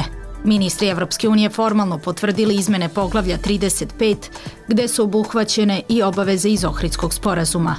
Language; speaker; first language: Serbian; native; Serbian